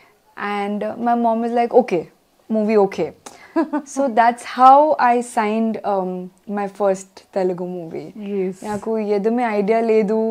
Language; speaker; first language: Telugu; non-native, learner; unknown